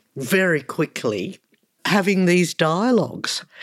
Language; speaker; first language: English; early bilingual, other home language; Hungarian